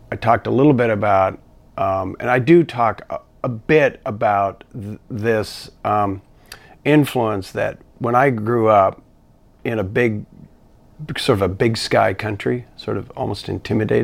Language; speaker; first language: English; native; English